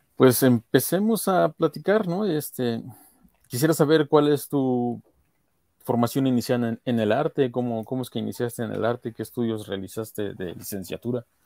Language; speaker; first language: Spanish; native; Spanish